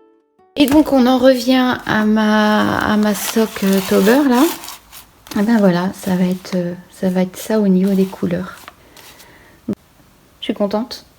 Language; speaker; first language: French; native; French